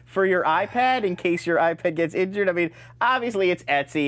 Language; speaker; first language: English; native; English